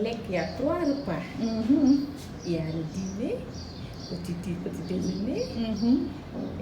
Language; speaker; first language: French; non-native, local second language; Wolof